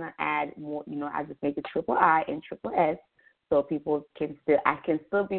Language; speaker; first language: English; non-native, fluent; Haitian Creole